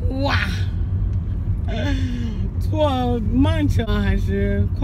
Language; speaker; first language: Chinese; non-native, fluent; English